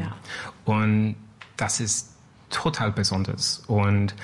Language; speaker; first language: German; non-native, learner; French